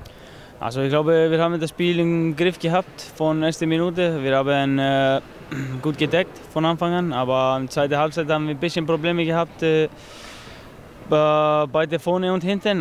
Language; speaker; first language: German; non-native, fluent; Icelandic